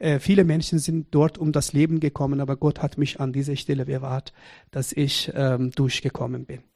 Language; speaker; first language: German; non-native, fluent; Persian